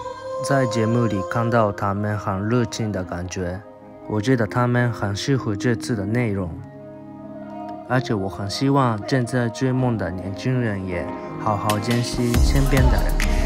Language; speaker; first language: Chinese; non-native, fluent; Japanese